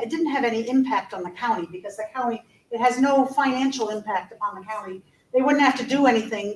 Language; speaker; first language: English; native; English